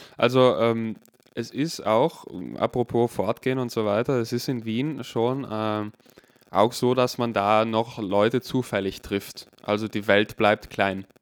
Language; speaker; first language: German; native; German